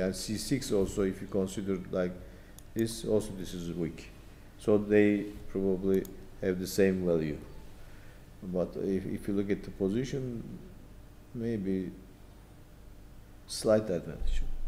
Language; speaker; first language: English; non-native, fluent; Turkish